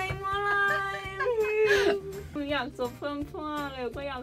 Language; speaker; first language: Thai; non-native, learner; Korean